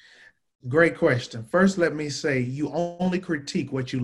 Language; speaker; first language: English; native; English